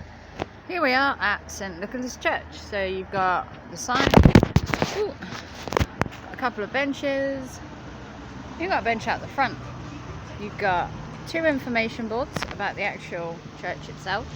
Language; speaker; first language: English; native; English